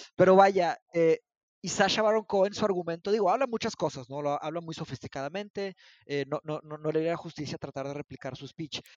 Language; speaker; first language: Spanish; early bilingual, other home language; Portuguese